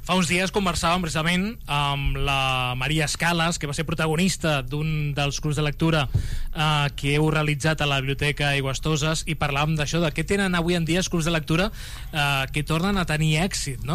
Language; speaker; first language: Catalan; native; Catalan